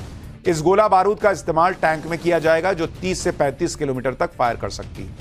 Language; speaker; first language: Hindi; native; Hindi